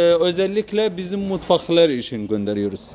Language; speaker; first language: Turkish; non-native, fluent; Arabic